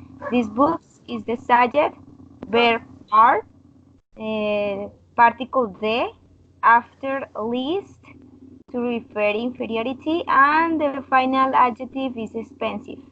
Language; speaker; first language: English; non-native, learner; Spanish